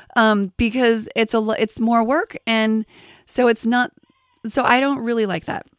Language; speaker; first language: English; native; English